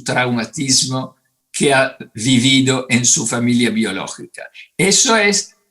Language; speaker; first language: Spanish; non-native, fluent; Italian